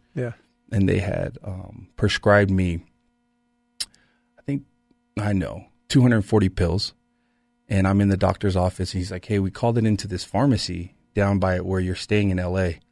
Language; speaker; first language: English; native; English